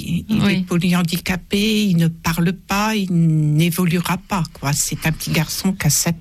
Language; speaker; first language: French; native; French